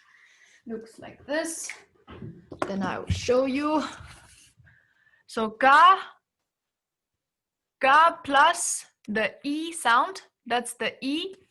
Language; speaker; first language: English; non-native, fluent; Tibetan